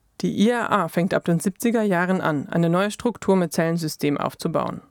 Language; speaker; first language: German; native; German